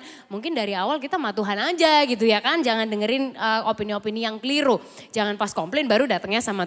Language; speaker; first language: Indonesian; native; Indonesian